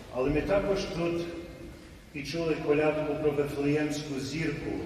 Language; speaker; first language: Ukrainian; early bilingual, heritage; Ukrainian